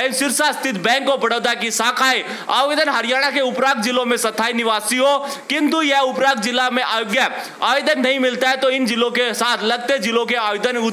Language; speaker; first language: Hindi; native; Hindi